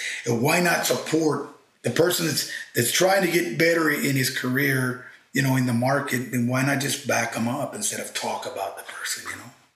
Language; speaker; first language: English; early bilingual, other home language; Spanish